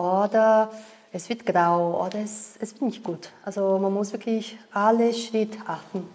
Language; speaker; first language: German; non-native, local second language; Portuguese